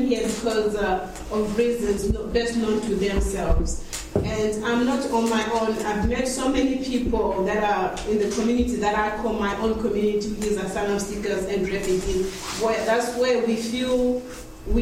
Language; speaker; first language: English; non-native, local second language; Shona